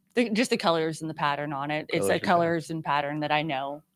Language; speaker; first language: English; native; English